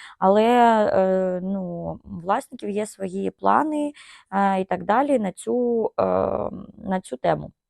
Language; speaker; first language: Ukrainian; non-native, local second language; Russian